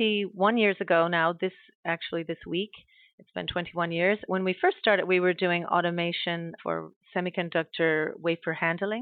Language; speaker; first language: English; native; English